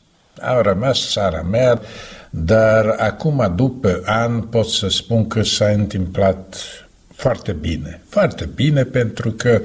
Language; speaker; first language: Romanian; non-native, fluent; Slovak